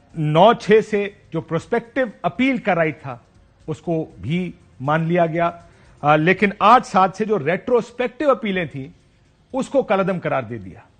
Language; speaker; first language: Urdu; native; Urdu